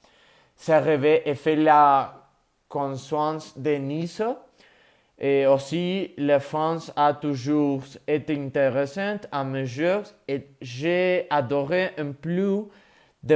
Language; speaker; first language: French; non-native, learner; Spanish